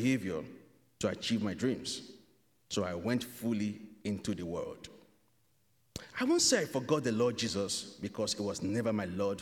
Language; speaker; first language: English; non-native, local second language; Yoruba